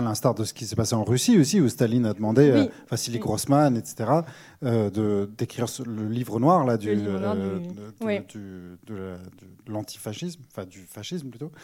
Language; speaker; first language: French; native; French